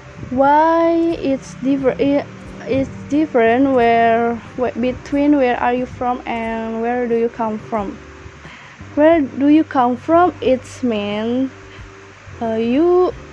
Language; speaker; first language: English; non-native, learner; Indonesian